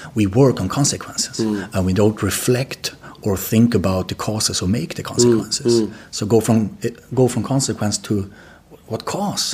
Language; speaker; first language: English; non-native, fluent; Swedish